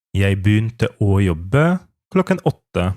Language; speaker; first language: Norwegian; non-native, fluent; Polish